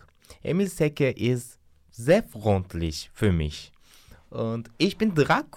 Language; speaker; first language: German; non-native, learner; Turkish